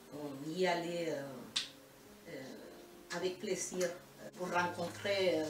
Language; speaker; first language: French; non-native, fluent; Spanish